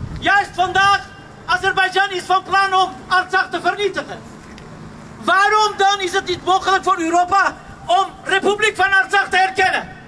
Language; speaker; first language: Dutch; non-native, fluent; Armenian